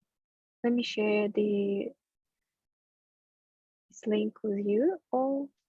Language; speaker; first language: English; non-native, fluent; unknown